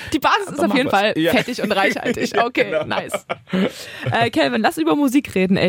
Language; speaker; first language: German; native; German